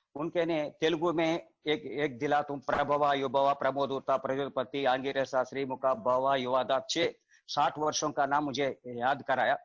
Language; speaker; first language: Hindi; non-native, local second language; Telugu